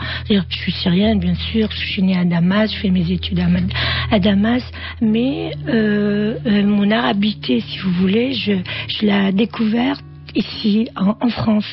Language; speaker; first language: French; non-native, fluent; Arabic